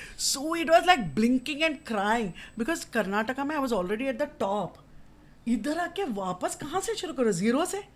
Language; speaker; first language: Hindi; non-native, local second language; Kannada